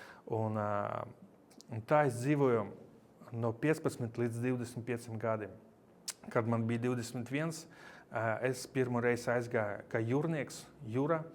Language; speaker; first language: Latvian; non-native, local second language; Russian